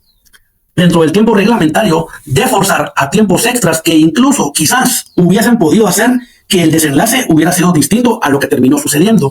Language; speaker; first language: Spanish; native; Spanish